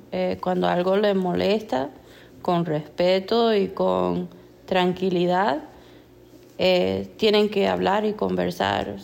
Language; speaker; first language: Spanish; non-native, fluent; English